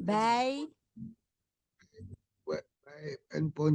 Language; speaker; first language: Dutch; non-native, learner; Indonesian